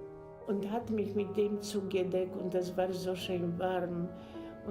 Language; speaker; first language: German; non-native, fluent; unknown